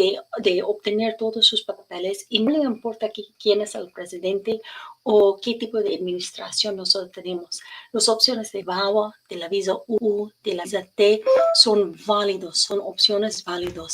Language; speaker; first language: Spanish; non-native, learner; English